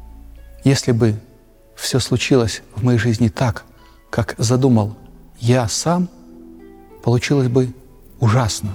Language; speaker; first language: Russian; native; Russian